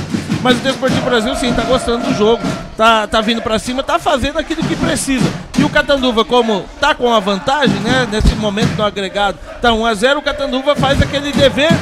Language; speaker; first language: Portuguese; native; Portuguese